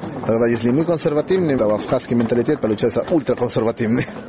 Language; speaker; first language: Russian; non-native, fluent; Spanish